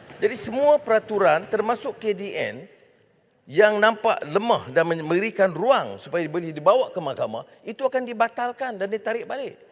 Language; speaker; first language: Malay; native; Malay